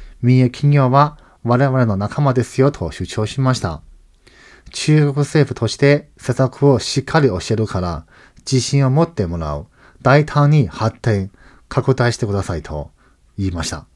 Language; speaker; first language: Japanese; non-native, fluent; Chinese